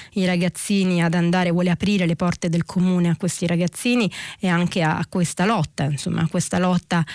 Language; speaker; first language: Italian; native; Italian